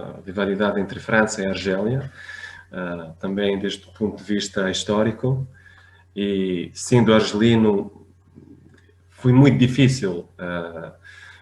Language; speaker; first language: Portuguese; non-native, fluent; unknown